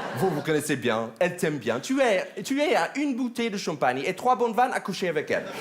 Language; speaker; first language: French; non-native, fluent; English